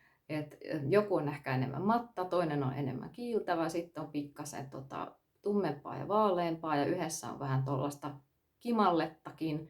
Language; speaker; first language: Finnish; native; Finnish